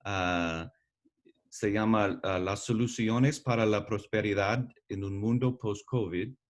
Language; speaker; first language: Spanish; non-native, learner; English